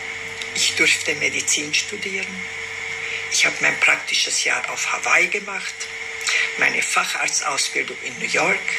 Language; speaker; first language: German; non-native, fluent; Romanian